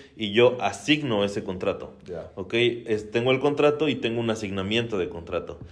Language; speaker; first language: Spanish; native; Spanish